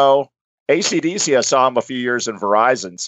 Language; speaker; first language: English; native; English